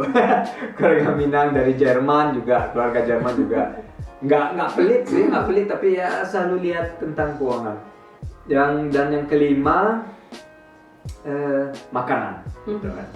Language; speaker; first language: Indonesian; early bilingual, heritage; Indonesian